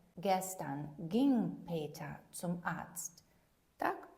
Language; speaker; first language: German; non-native, fluent; Ukrainian